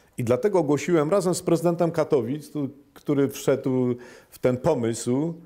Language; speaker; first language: Polish; native; Polish